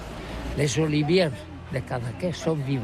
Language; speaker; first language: French; non-native, learner; Catalan